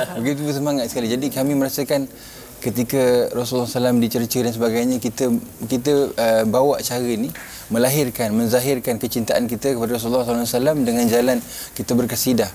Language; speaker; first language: Malay; native; Malay